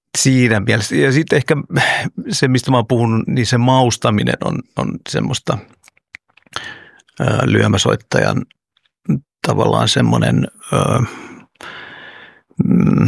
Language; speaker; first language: Finnish; early bilingual, other home language; Oromo